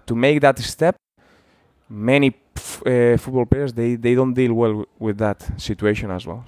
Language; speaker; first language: English; non-native, fluent; Spanish